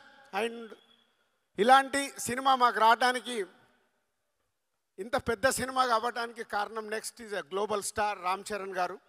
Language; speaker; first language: Telugu; native; Telugu